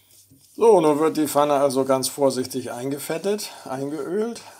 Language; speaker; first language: German; native; German